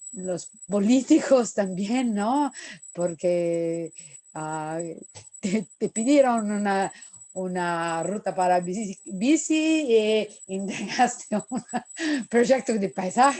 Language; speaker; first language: Spanish; non-native, fluent; Portuguese